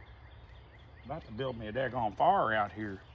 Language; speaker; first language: English; native; English